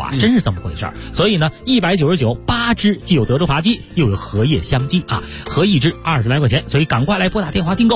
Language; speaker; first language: Chinese; native; Chinese